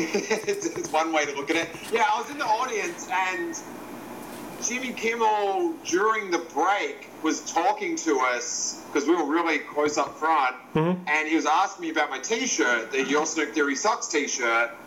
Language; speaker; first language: English; native; English